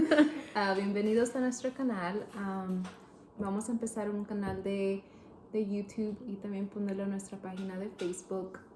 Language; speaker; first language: Spanish; early bilingual, heritage; Spanish